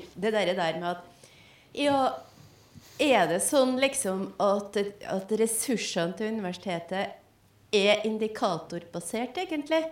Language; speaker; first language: Norwegian; native; Norwegian